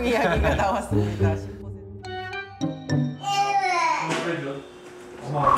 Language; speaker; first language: Korean; native; Korean